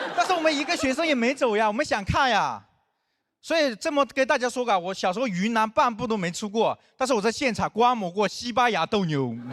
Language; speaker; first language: Chinese; non-native, local second language; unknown